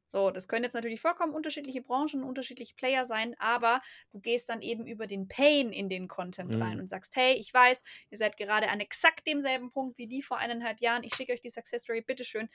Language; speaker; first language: German; native; German